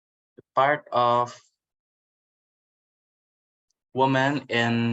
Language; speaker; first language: English; non-native, learner; Indonesian